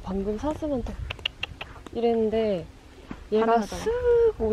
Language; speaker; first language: Korean; native; Korean